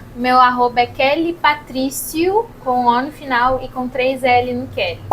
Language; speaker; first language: Portuguese; non-native, local second language; Kabuverdianu